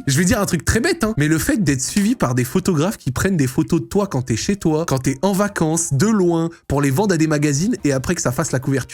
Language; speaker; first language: French; native; French